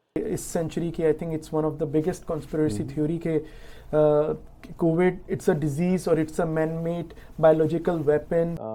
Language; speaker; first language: Urdu; native; Urdu